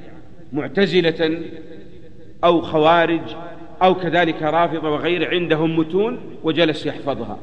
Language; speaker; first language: Arabic; native; Arabic